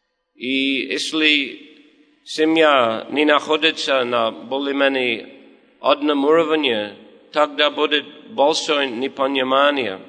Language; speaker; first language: Russian; non-native, learner; English